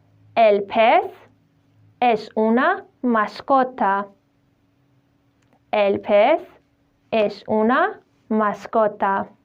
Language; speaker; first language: Spanish; non-native, fluent; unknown